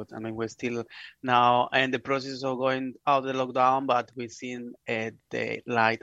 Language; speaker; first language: English; non-native, fluent; Spanish